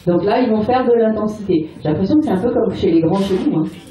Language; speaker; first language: French; native; French